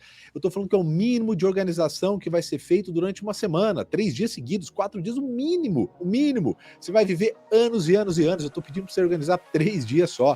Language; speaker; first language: Portuguese; native; Portuguese